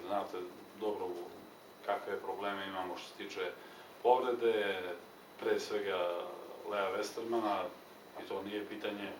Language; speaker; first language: Serbian; native; Serbian